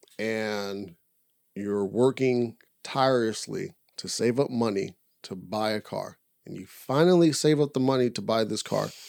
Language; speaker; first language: English; native; English